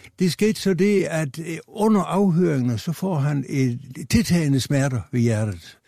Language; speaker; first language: Danish; native; Danish